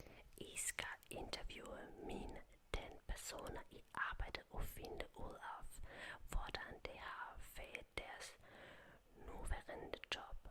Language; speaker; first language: Danish; non-native, learner; German